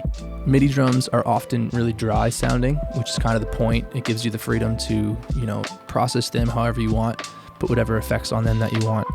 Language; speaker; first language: English; native; English